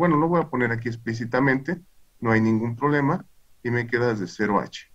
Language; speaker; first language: Spanish; native; Spanish